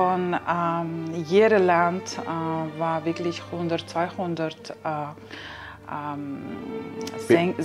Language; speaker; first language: German; non-native, learner; Kazakh